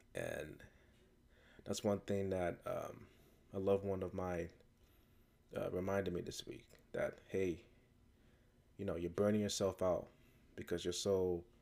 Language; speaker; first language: English; native; English